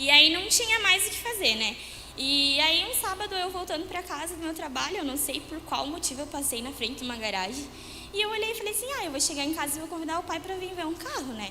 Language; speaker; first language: Portuguese; native; Portuguese